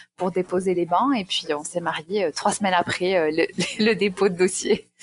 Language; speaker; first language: French; native; French